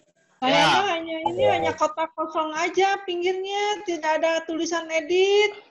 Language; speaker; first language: Indonesian; native; Indonesian